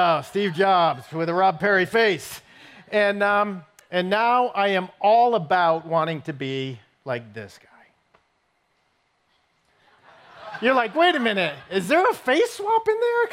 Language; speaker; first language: English; native; English